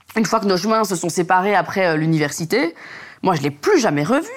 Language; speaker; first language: French; native; French